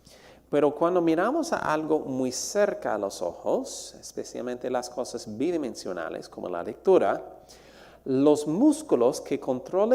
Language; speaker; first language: Spanish; non-native, fluent; English